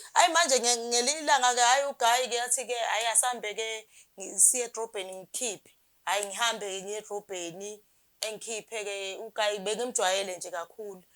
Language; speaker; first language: Zulu; native; Zulu